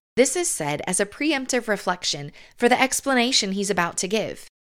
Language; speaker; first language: English; native; English